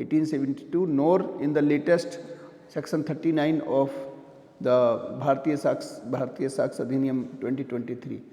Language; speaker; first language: English; non-native, local second language; Hindi